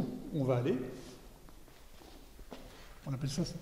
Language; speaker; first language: French; native; French